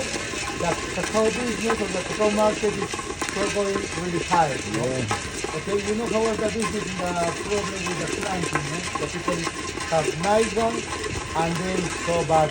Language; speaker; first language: English; non-native, learner; Spanish